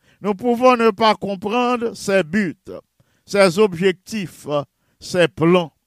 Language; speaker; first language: French; non-native, local second language; Haitian Creole